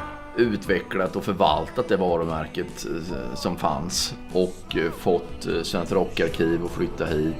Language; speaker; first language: Swedish; native; Swedish